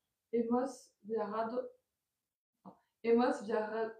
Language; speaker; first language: Spanish; non-native, learner; French